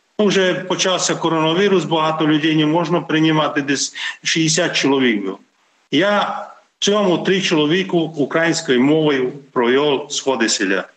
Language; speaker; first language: Ukrainian; non-native, local second language; Hungarian